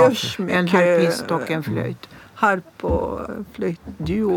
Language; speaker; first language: Swedish; non-native, fluent; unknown